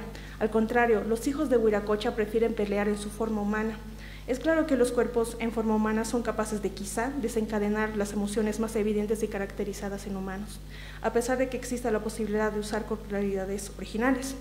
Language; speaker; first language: Spanish; native; Spanish